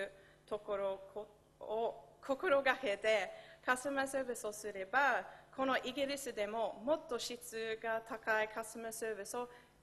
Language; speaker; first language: Japanese; non-native, fluent; English